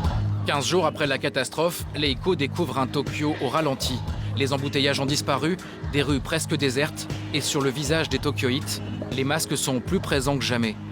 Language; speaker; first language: French; native; French